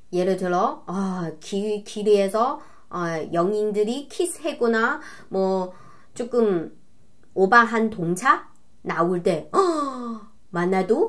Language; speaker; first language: Korean; non-native, fluent; Chinese